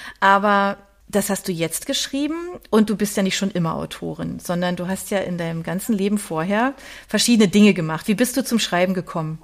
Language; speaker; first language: German; native; German